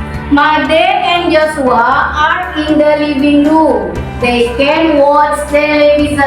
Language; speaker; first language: English; non-native, learner; Indonesian